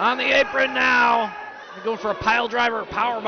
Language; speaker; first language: English; native; English